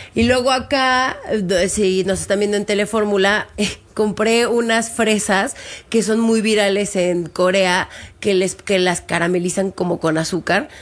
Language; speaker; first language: Spanish; native; Spanish